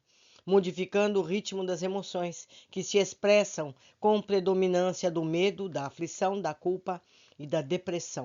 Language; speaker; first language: Portuguese; native; Portuguese